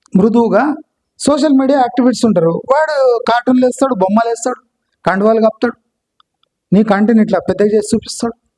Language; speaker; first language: Telugu; non-native, local second language; Kannada